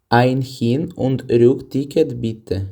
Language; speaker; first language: German; non-native, fluent; Ukrainian